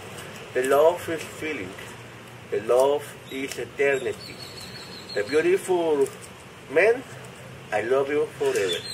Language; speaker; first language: English; non-native, learner; Spanish